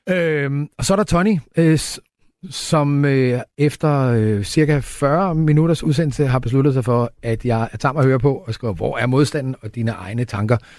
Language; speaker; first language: Danish; native; Danish